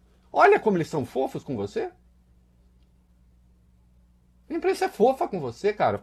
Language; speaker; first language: Portuguese; native; Portuguese